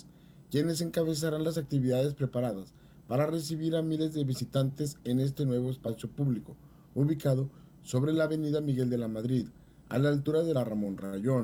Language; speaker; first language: Spanish; native; Spanish